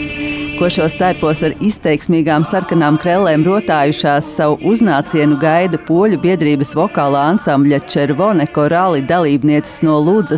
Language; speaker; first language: Latvian; native; Latvian